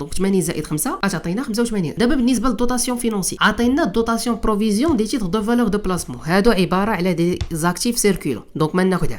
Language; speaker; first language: Arabic; native; Arabic